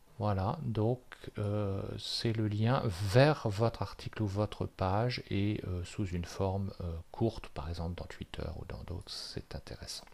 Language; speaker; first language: French; native; French